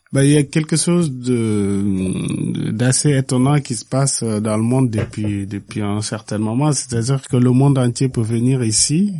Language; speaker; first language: French; non-native, local second language; Fula